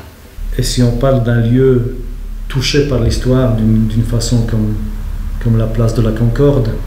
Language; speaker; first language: French; non-native, fluent; Polish